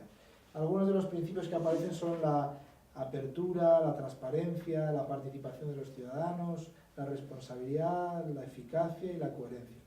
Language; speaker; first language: Spanish; native; Spanish